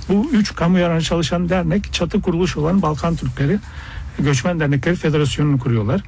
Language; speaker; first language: Turkish; native; Turkish